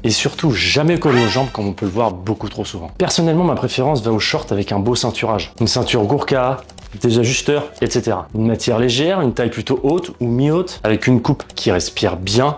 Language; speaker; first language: French; native; French